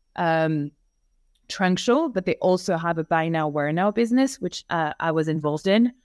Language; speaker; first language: English; non-native, fluent; French